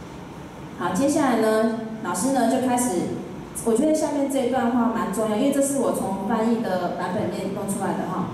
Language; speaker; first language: Chinese; native; Chinese